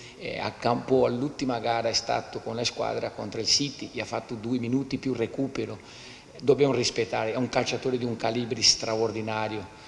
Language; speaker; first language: Italian; non-native, fluent; Portuguese